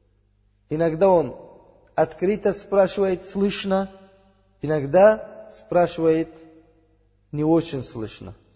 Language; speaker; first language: Russian; non-native, learner; Uzbek